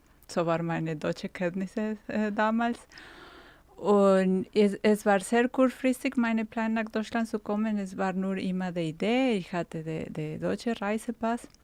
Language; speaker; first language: German; non-native, fluent; Spanish